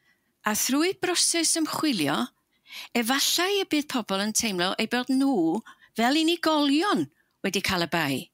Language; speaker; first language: Welsh; native; Welsh